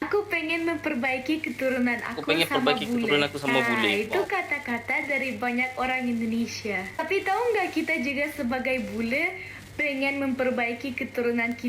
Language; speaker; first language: Indonesian; non-native, fluent; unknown